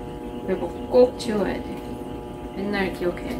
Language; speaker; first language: Korean; non-native, fluent; Russian